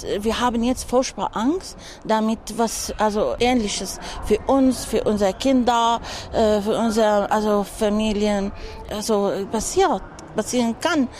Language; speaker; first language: German; non-native, learner; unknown